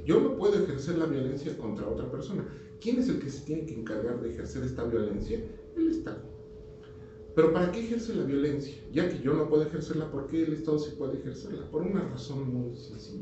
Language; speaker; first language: Spanish; native; Spanish